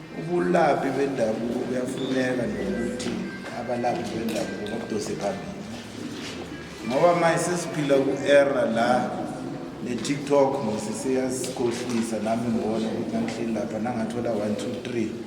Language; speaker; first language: Zulu; non-native, local second language; South Ndebele